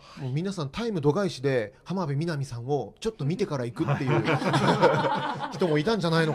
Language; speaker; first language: Japanese; native; Japanese